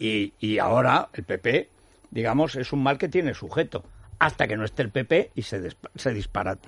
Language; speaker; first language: Spanish; native; Spanish